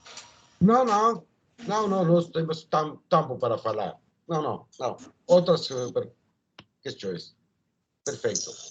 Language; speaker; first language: Portuguese; non-native, learner; French